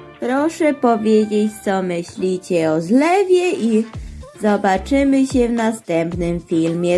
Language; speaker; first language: Polish; early bilingual, heritage; Polish